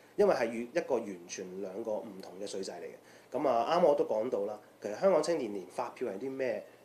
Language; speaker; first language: Chinese; non-native, local second language; Cantonese